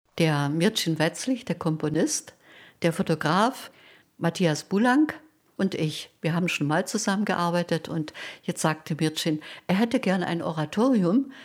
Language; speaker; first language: German; non-native, local second language; Upper Sorbian